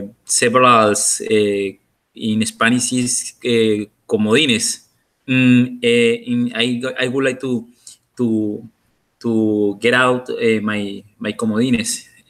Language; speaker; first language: English; non-native, learner; Spanish